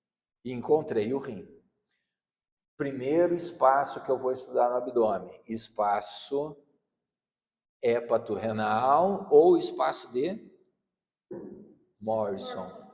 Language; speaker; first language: Portuguese; native; Portuguese